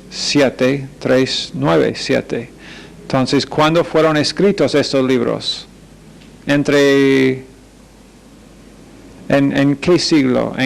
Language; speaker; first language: Spanish; non-native, fluent; English